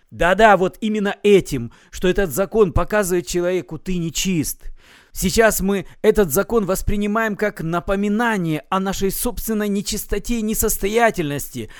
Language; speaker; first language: Russian; native; Russian